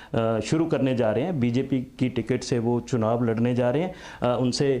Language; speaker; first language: Hindi; non-native, local second language; Punjabi